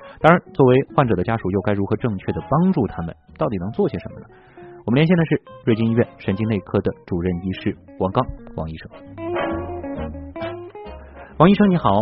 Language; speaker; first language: Chinese; native; Chinese